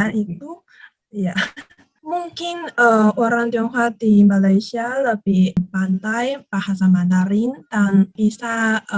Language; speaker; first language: Indonesian; non-native, learner; Chinese